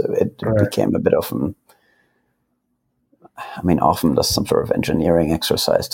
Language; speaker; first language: English; non-native, fluent; Finnish